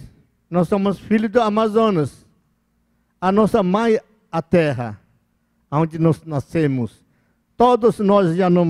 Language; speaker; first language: Portuguese; non-native, local second language; Yanomámi